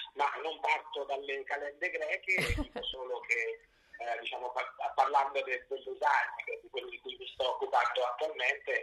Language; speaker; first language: Italian; native; Italian